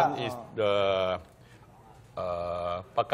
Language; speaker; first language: English; non-native, learner; Thai